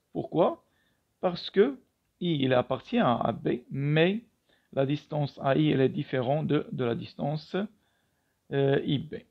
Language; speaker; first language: French; non-native, local second language; Arabic